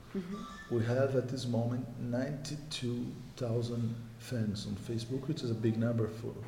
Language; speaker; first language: English; non-native, fluent; Portuguese